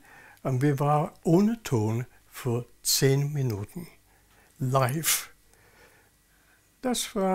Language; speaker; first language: German; non-native, learner; English